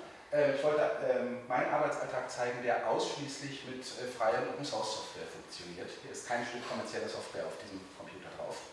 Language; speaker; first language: German; native; German